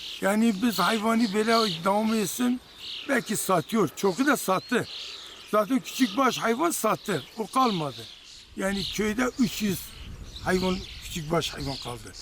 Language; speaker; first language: Turkish; non-native, local second language; Kurdish